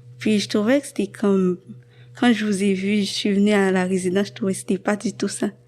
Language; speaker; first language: French; non-native, local second language; Haitian Creole